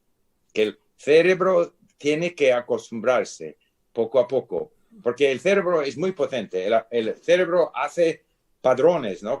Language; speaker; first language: Spanish; non-native, fluent; English